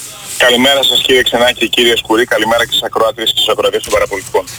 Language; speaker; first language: Greek; native; Greek